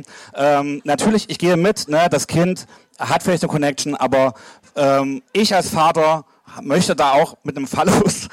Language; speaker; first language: German; native; German